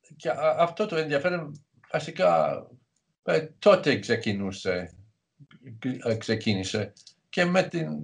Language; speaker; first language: Greek; non-native, fluent; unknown